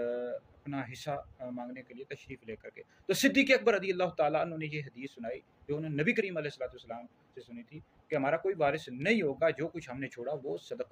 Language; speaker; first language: Urdu; native; Urdu